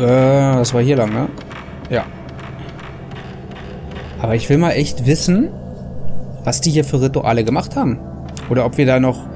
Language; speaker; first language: German; native; German